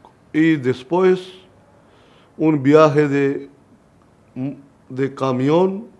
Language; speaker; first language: Spanish; non-native, learner; Punjabi